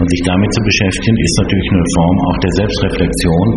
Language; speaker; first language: German; native; German